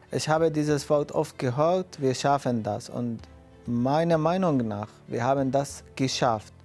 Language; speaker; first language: German; non-native, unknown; Arabic